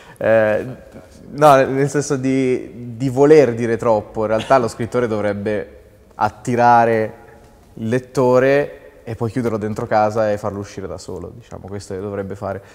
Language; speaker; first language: Italian; native; Italian